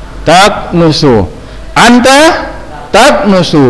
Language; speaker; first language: Arabic; non-native, fluent; Indonesian